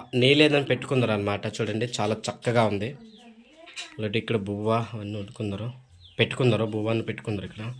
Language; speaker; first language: Telugu; non-native, local second language; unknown